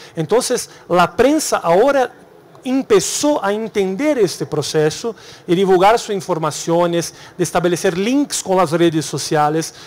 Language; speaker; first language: Spanish; non-native, learner; Portuguese